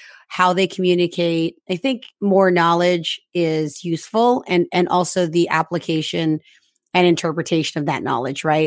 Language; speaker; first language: English; early bilingual, other home language; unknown